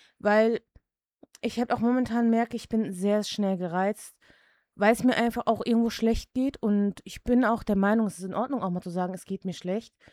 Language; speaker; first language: German; early bilingual, other home language; Czech